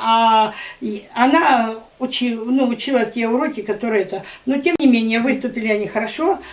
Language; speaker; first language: Russian; native; Russian